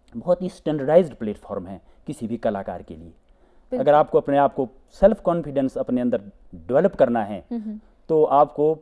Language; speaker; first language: Hindi; native; Hindi